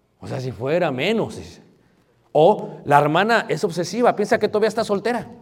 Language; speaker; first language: Spanish; early bilingual, heritage; Spanish